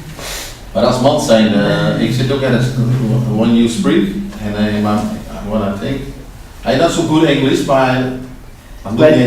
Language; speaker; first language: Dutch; non-native, learner; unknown